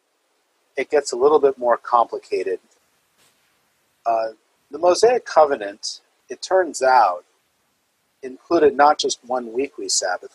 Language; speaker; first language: English; native; English